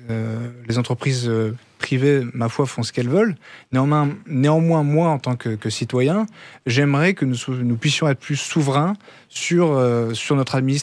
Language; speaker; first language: French; native; French